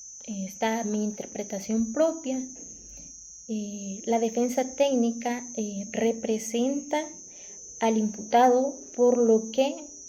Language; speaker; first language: Spanish; native; Spanish